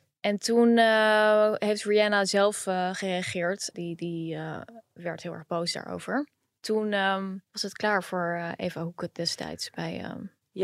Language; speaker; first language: Dutch; native; Dutch